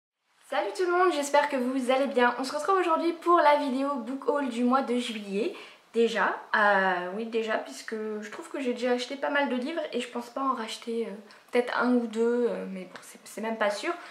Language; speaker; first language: French; native; French